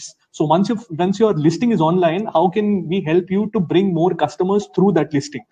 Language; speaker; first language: English; non-native, local second language; Hindi